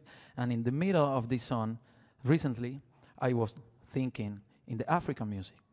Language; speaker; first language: English; non-native, learner; Spanish